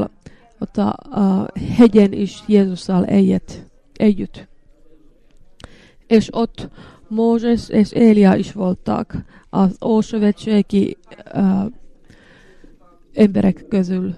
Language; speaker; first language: Hungarian; non-native, learner; Finnish